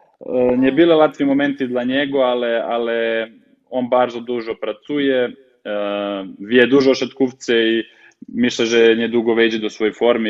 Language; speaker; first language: Polish; non-native, fluent; Serbian